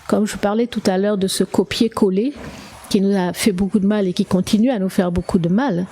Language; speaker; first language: French; native; French